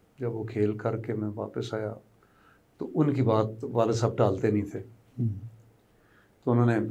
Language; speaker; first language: Urdu; non-native, local second language; Pahari-Potwari